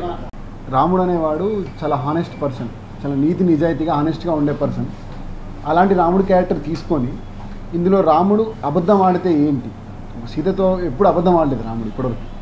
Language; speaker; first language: Telugu; native; Telugu